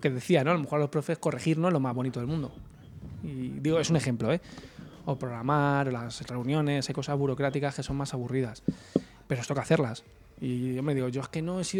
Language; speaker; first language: Spanish; native; Spanish